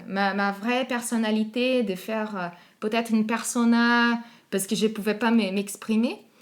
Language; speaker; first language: French; non-native, fluent; Portuguese